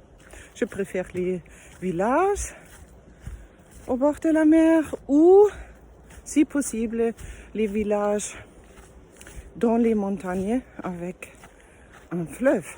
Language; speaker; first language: French; non-native, fluent; German